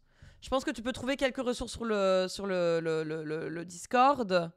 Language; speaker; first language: French; native; French